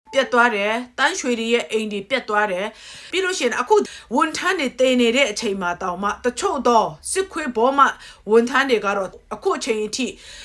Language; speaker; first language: Burmese; native; Burmese